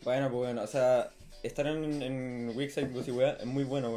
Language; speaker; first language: Spanish; native; Spanish